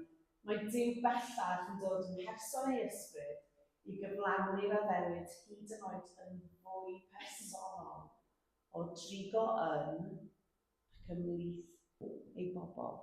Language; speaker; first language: Welsh; native; Welsh